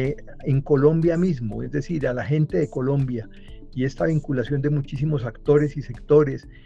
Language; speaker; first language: Spanish; native; Spanish